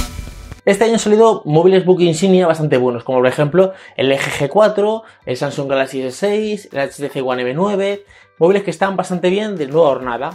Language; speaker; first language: Spanish; native; Spanish